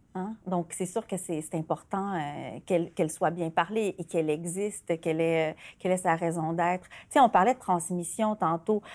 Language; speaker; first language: French; native; French